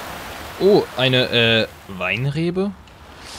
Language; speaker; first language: German; native; German